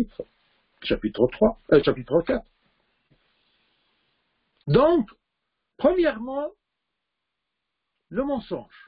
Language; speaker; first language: French; non-native, fluent; Arabic